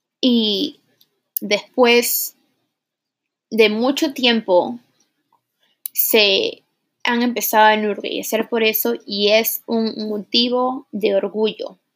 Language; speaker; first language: Spanish; early bilingual, heritage; Spanish